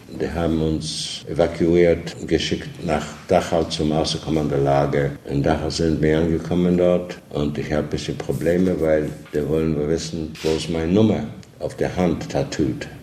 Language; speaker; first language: German; non-native, learner; Polish